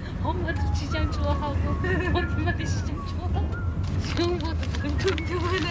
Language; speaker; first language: Korean; non-native, learner; Uzbek